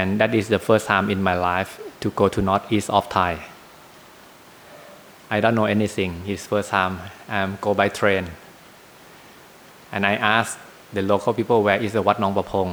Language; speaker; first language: English; non-native, learner; Thai